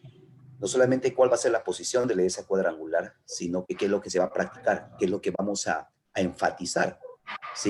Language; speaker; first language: Spanish; native; Spanish